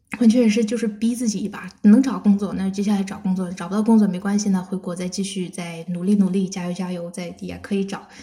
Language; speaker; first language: Chinese; non-native, local second language; Kazakh